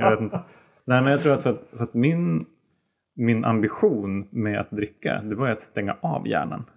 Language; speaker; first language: Swedish; native; Swedish